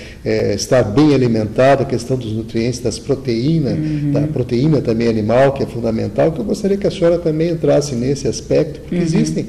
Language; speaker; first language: Portuguese; native; Portuguese